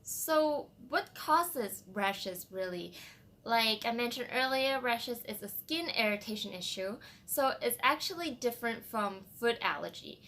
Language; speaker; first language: English; non-native, fluent; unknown